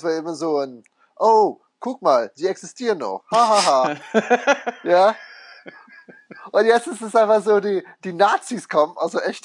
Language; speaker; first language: German; non-native, fluent; English